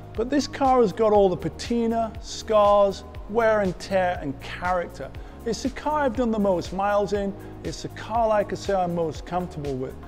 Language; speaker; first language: English; native; English